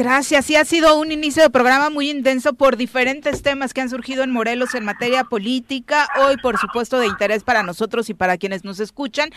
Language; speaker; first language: Spanish; native; Spanish